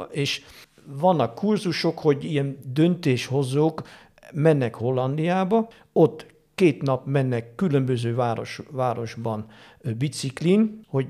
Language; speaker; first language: Hungarian; non-native, fluent; Dutch